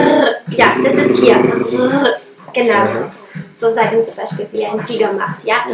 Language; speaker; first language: German; non-native, fluent; Russian